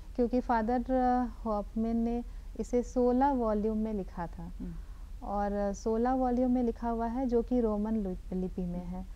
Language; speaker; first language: Hindi; native; Hindi